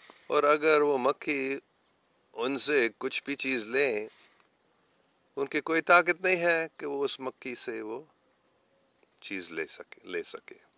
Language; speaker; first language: Hindi; non-native, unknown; English